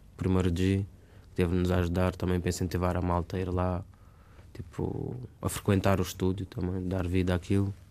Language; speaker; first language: Portuguese; native; Portuguese